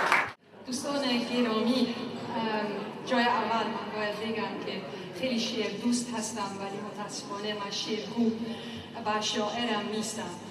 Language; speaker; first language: Persian; non-native, fluent; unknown